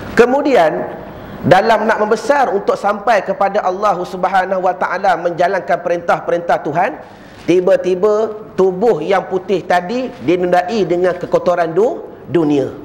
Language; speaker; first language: Malay; native; Malay